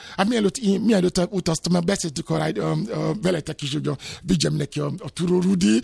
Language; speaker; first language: Hungarian; non-native, fluent; Yoruba